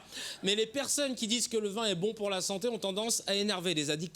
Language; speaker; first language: French; native; French